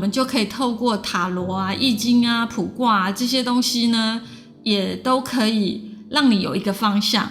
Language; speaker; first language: Chinese; native; Chinese